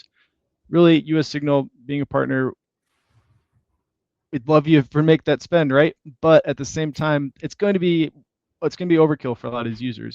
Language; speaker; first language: English; native; English